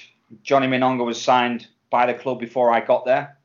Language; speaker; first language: English; native; English